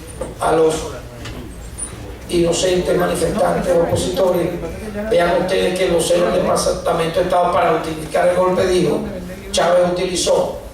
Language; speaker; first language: Spanish; native; Spanish